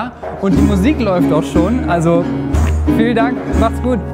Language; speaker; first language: German; native; German